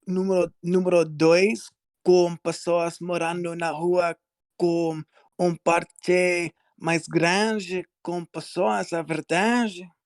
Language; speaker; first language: Portuguese; non-native, learner; English